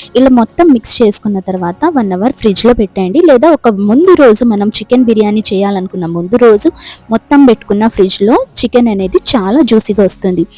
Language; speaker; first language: Telugu; non-native, local second language; Urdu